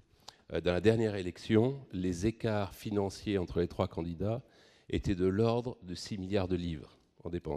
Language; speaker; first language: French; native; French